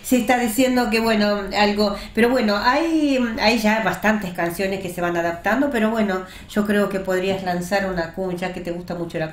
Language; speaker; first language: Spanish; early bilingual, heritage; Russian